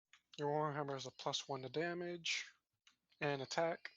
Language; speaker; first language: English; native; English